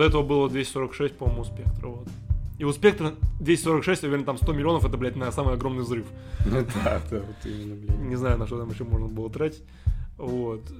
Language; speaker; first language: Russian; native; Russian